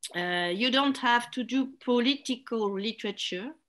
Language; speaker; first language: English; non-native, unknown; French